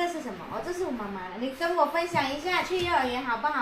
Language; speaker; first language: Chinese; native; Chinese